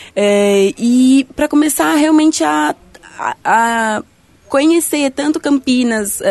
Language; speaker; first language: Portuguese; native; Portuguese